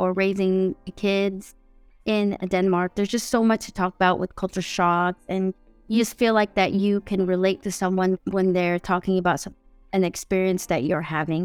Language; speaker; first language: English; early bilingual, other home language; Filipino